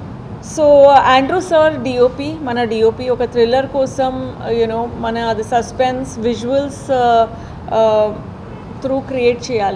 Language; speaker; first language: Telugu; non-native, local second language; Tamil